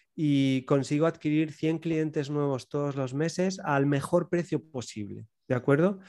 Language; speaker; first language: Spanish; native; Spanish